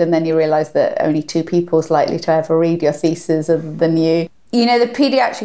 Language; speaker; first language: English; native; English